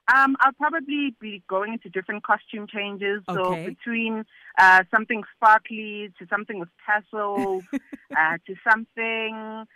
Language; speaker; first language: English; non-native, local second language; Zulu